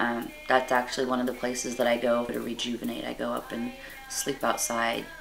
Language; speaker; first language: English; native; English